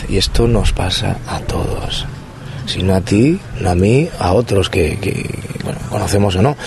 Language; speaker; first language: Spanish; native; Spanish